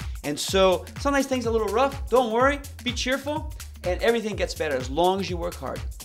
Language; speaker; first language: English; early bilingual, other home language; Portuguese